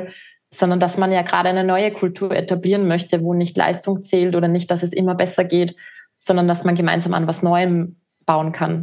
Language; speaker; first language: German; native; German